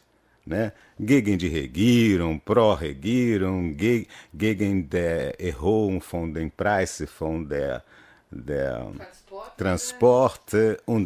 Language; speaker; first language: German; non-native, fluent; Portuguese